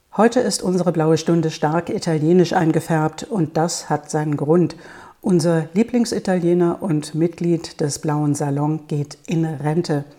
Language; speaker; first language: German; native; German